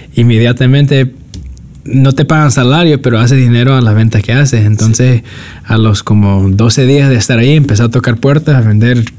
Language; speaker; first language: Spanish; early bilingual, heritage; Spanish